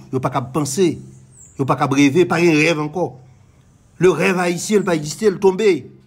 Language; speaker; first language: French; non-native, local second language; Haitian Creole